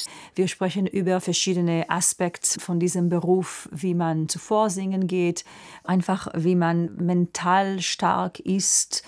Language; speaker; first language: German; non-native, fluent; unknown